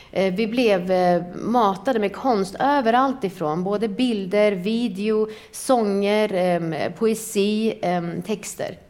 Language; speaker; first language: Swedish; early bilingual, other home language; Persian